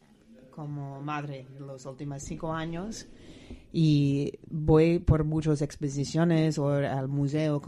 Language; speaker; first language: Spanish; non-native, fluent; English